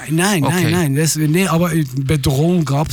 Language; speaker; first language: German; non-native, fluent; Persian